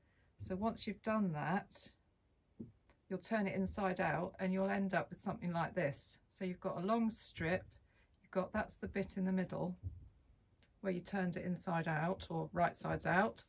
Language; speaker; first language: English; native; English